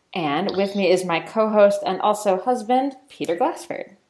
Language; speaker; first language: English; native; English